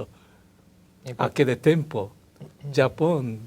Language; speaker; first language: Portuguese; non-native, learner; Japanese